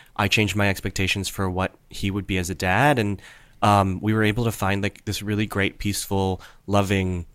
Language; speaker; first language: English; native; English